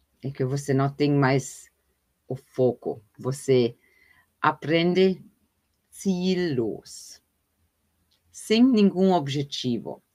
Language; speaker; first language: Portuguese; non-native, fluent; German